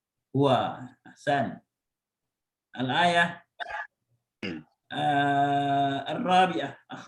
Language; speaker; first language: Arabic; non-native, fluent; Indonesian